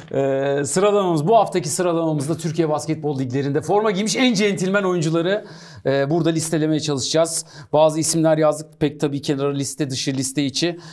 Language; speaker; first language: Turkish; native; Turkish